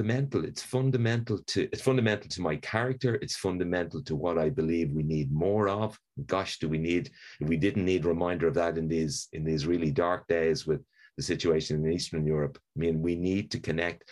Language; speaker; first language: English; native; English